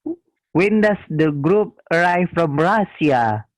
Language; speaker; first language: English; non-native, learner; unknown